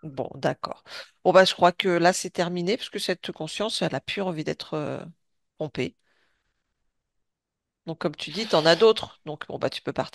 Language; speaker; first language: French; native; French